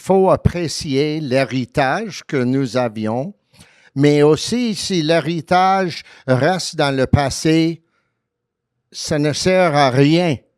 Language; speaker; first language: French; early bilingual, heritage; French